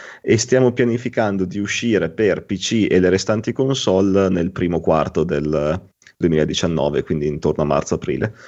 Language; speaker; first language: Italian; native; Italian